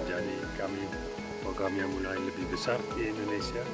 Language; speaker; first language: Indonesian; non-native, fluent; Dutch